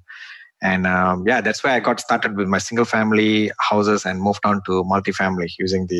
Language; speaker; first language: English; non-native, local second language; Tamil